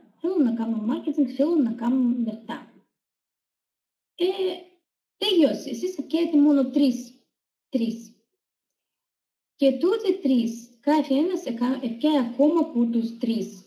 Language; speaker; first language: Greek; non-native, fluent; Russian